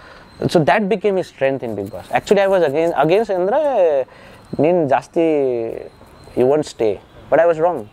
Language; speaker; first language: Kannada; non-native, learner; Nepali